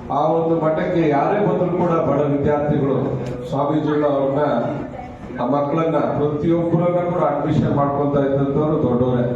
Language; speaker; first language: Kannada; native; Kannada